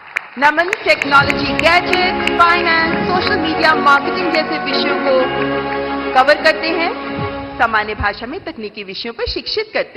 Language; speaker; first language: Hindi; native; Hindi